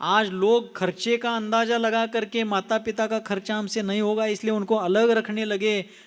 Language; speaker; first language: Hindi; non-native, local second language; Marathi